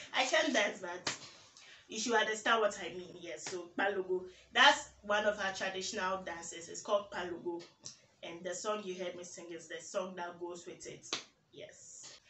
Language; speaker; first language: English; non-native, local second language; Ga